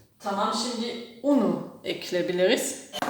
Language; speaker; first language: Turkish; non-native, learner; German